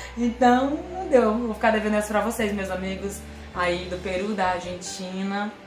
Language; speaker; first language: Portuguese; native; Portuguese